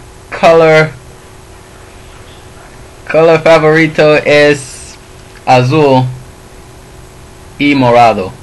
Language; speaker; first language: Spanish; non-native, learner; English